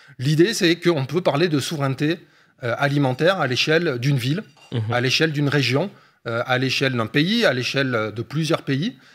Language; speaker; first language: French; native; French